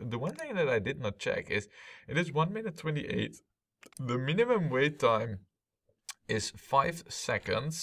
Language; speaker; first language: English; non-native, fluent; Dutch